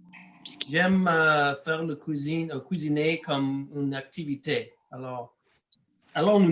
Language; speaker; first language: French; non-native, learner; English